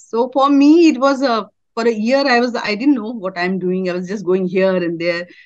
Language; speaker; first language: Hindi; native; Hindi